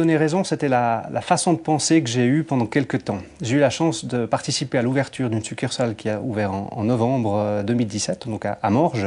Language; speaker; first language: French; native; French